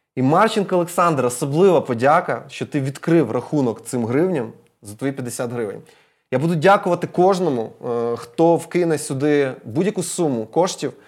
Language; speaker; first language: Ukrainian; non-native, local second language; Russian